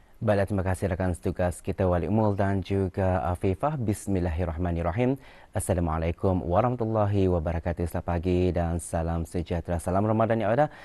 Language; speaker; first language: Malay; native; Malay